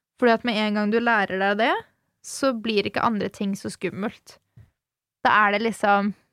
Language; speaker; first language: Norwegian; early bilingual, other home language; Swedish